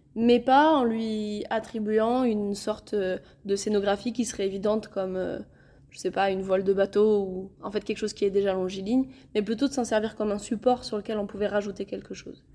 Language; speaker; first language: French; native; French